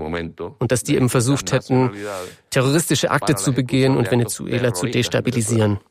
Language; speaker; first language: German; native; German